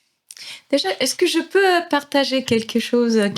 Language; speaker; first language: French; non-native, fluent; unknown